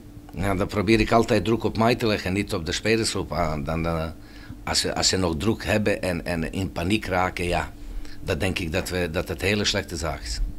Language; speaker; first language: Dutch; non-native, fluent; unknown